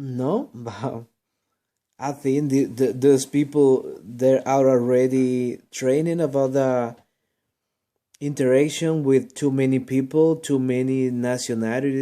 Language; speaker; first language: English; non-native, learner; Spanish